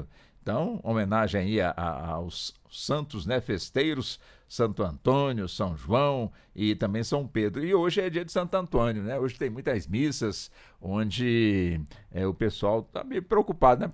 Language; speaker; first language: Portuguese; native; Portuguese